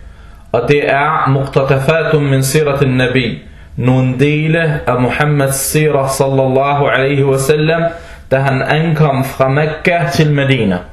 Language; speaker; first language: Danish; non-native, fluent; Arabic